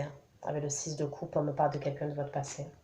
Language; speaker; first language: French; native; French